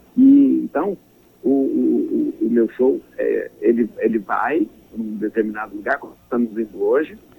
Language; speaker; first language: Portuguese; native; Portuguese